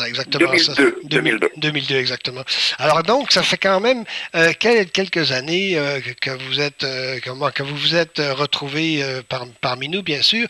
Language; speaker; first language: French; native; French